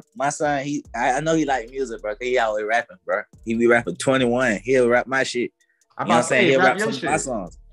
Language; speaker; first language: English; native; English